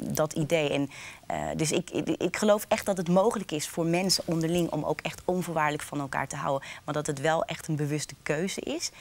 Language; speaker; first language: Dutch; native; Dutch